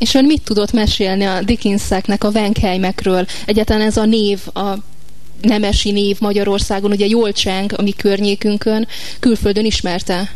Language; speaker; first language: Hungarian; native; Hungarian